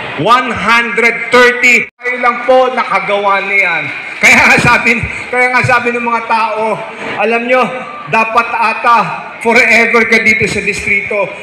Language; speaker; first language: Filipino; native; Filipino